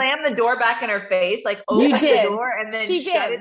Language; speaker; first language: English; native; English